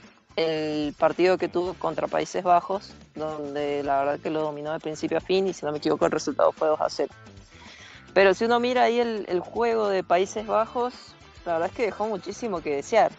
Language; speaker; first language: Spanish; native; Spanish